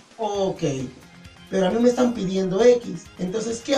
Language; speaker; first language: Spanish; native; Spanish